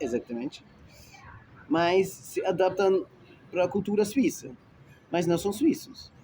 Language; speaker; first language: Portuguese; non-native, fluent; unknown